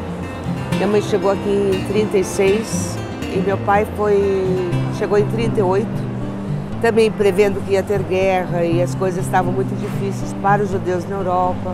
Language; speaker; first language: Portuguese; early bilingual, other home language; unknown